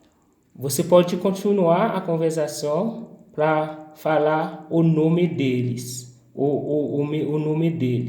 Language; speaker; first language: Portuguese; non-native, learner; Haitian Creole